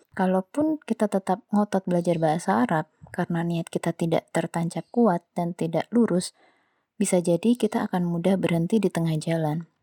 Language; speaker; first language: Indonesian; non-native, local second language; Javanese